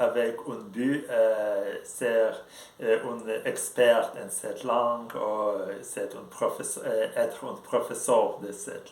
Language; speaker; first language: French; non-native, learner; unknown